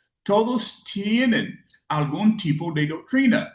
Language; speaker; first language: Spanish; non-native, learner; English